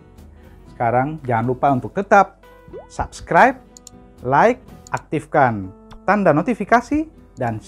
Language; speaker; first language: Indonesian; native; Indonesian